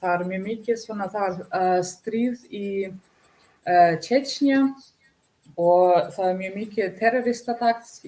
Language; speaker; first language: Icelandic; non-native, learner; Russian